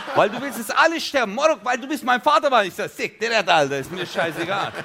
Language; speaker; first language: German; early bilingual, other home language; Turkish